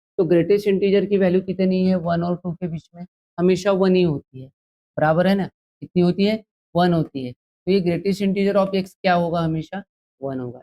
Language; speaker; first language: Hindi; non-native, local second language; Marathi